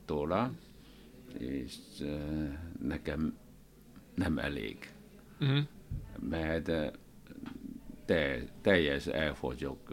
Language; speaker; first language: Hungarian; non-native, learner; Chinese